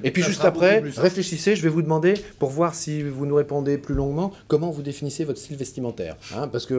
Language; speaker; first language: French; native; French